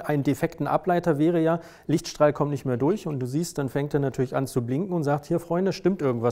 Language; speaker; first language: German; native; German